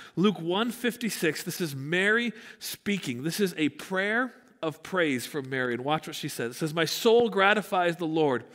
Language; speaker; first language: English; native; English